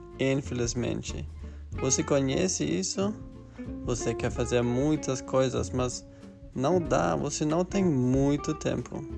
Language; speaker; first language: Portuguese; non-native, learner; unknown